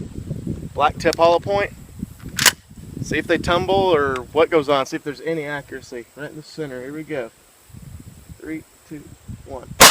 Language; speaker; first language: English; native; English